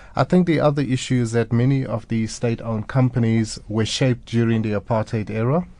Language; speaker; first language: English; native; English